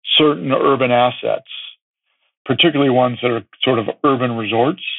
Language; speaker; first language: English; native; English